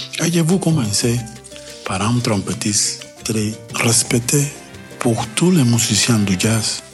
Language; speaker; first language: French; non-native, learner; Spanish